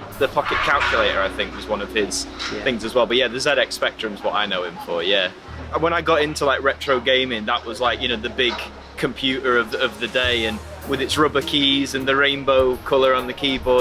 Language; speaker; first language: English; native; English